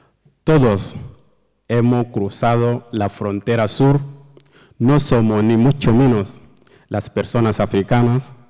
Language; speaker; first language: Spanish; non-native, learner; Fula